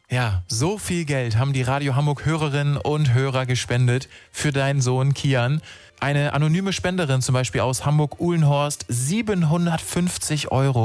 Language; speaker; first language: German; native; German